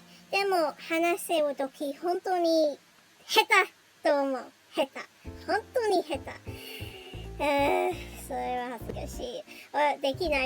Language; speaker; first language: Japanese; non-native, learner; English